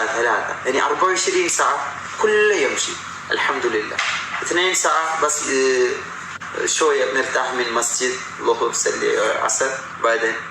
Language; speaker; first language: Arabic; non-native, learner; Malayalam